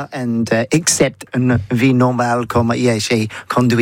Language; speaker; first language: French; non-native, learner; English